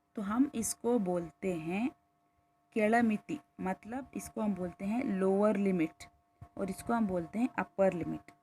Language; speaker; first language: Hindi; non-native, local second language; Kannada